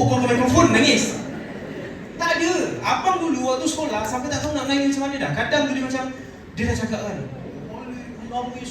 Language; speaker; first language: Malay; native; Malay